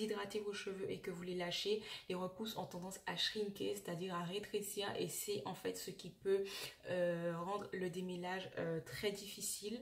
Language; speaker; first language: French; native; French